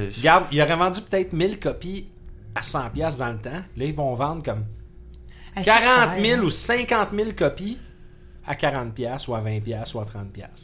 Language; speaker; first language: French; native; French